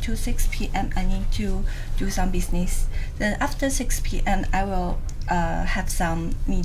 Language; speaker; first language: English; non-native, learner; Chinese